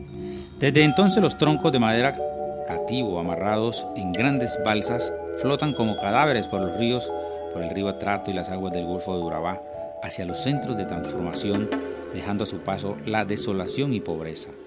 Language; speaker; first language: Spanish; native; Spanish